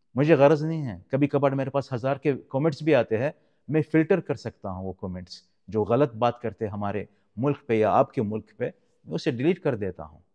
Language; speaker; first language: Urdu; non-native, fluent; Arabic